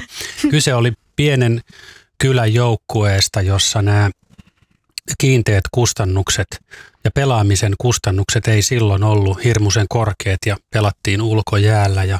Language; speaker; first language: Finnish; native; Finnish